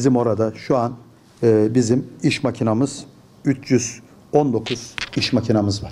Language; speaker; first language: Turkish; native; Turkish